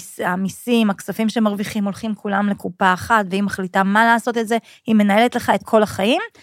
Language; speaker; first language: Hebrew; native; Hebrew